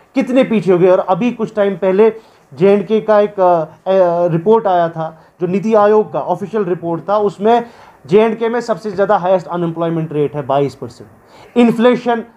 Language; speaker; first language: Hindi; non-native, local second language; Kashmiri